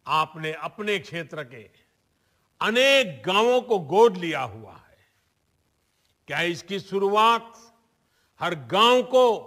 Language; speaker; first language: Hindi; non-native, local second language; Gujarati